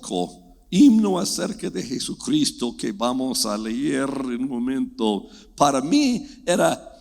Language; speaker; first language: Spanish; non-native, fluent; English